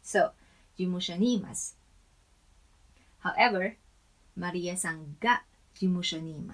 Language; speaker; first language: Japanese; non-native, fluent; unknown